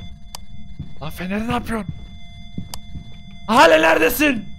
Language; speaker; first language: Turkish; native; Turkish